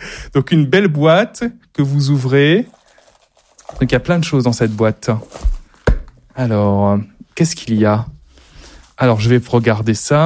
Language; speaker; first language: French; native; French